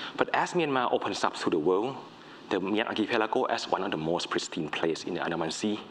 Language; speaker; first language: English; non-native, fluent; Thai